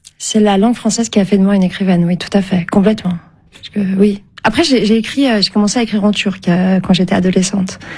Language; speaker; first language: French; early bilingual, other home language; Turkish